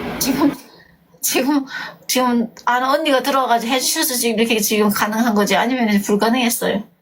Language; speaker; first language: Korean; native; Korean